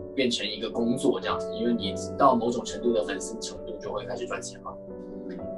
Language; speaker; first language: Chinese; native; Chinese